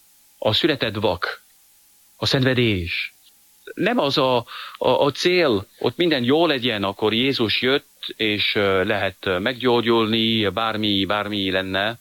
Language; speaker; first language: Hungarian; non-native, fluent; French